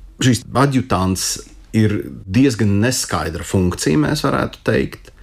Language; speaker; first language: Latvian; non-native, local second language; Russian